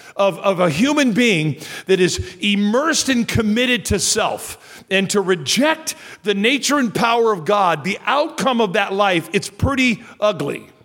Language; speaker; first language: English; native; English